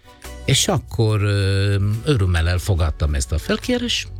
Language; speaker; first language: Hungarian; non-native, learner; Italian